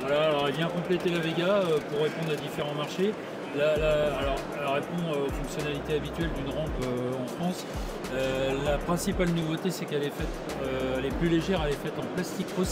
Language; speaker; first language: French; native; French